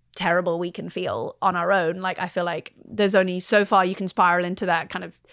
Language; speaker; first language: English; native; English